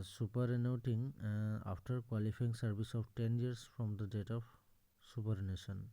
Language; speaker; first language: English; non-native, local second language; Assamese